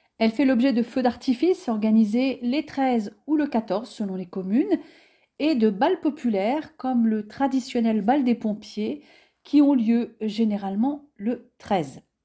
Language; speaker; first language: French; native; French